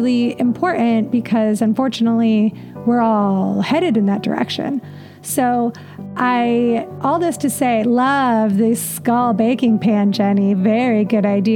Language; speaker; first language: English; native; English